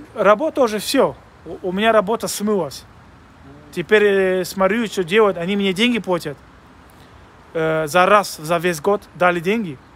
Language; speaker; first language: Russian; non-native, local second language; Tajik